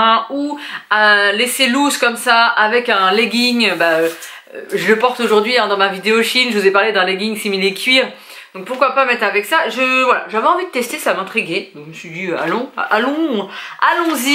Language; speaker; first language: French; native; French